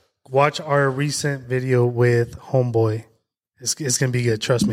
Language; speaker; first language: English; early bilingual, other home language; Spanish